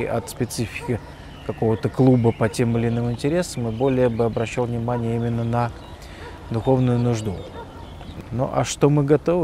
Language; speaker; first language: Russian; native; Russian